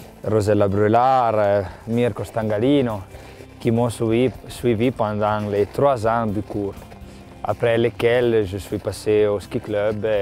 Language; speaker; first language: French; non-native, local second language; Italian